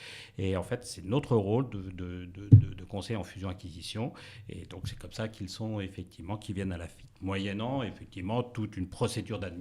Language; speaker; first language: French; native; French